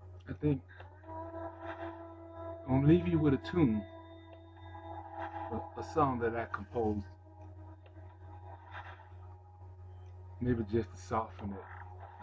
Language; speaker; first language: English; native; English